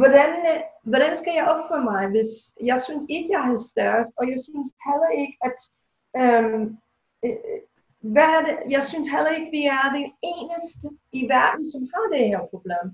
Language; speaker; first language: Danish; non-native, fluent; English